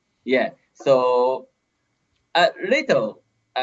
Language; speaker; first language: English; non-native, learner; Japanese